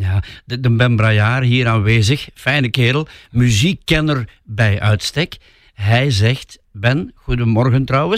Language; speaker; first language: Dutch; native; Dutch